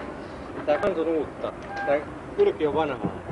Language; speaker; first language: Finnish; native; Finnish